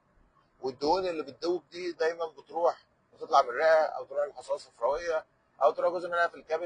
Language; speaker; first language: Arabic; native; Arabic